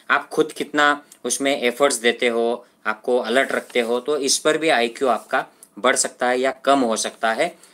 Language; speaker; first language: Hindi; non-native, local second language; Marathi